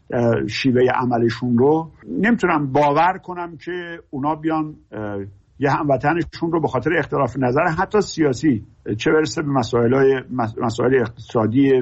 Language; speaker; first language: Persian; native; Persian